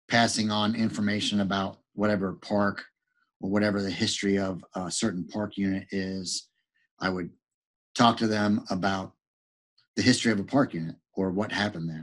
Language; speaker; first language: English; native; English